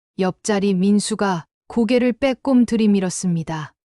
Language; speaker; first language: Korean; native; Korean